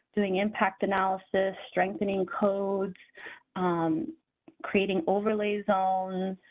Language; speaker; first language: English; native; English